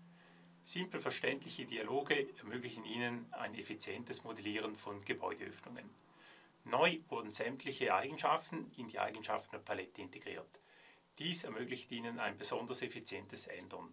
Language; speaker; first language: German; native; German